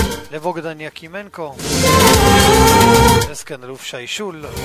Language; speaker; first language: Hebrew; native; Hebrew